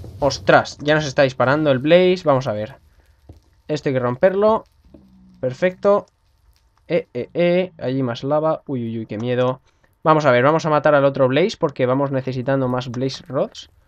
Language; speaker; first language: Spanish; native; Spanish